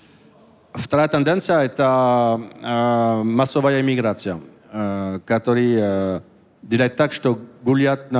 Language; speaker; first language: Russian; non-native, learner; French